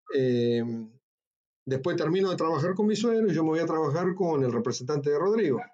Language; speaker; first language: Spanish; native; Spanish